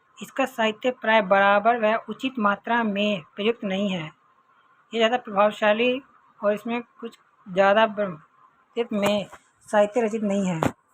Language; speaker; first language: Hindi; native; Hindi